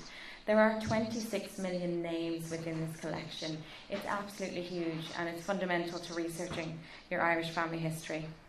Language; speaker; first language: English; native; English